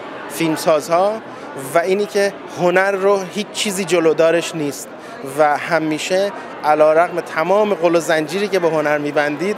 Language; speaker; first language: Persian; native; Persian